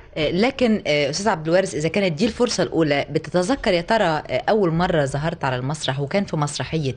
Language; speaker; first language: Arabic; native; Arabic